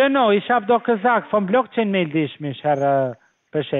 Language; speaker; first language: German; non-native, fluent; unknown